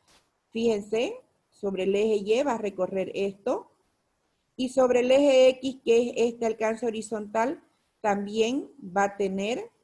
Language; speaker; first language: Spanish; native; Spanish